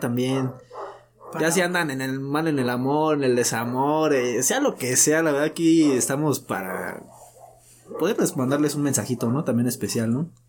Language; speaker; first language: Spanish; native; Spanish